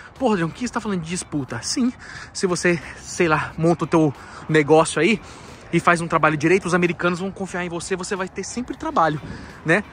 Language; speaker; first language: Portuguese; native; Portuguese